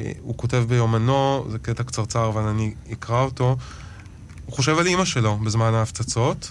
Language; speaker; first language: Hebrew; native; Hebrew